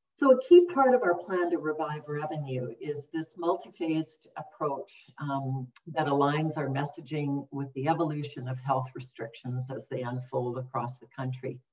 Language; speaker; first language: English; native; English